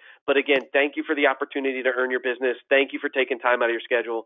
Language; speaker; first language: English; native; English